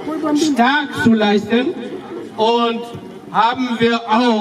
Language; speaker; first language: German; non-native, fluent; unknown